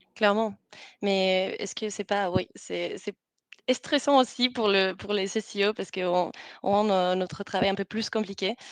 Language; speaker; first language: French; non-native, fluent; Spanish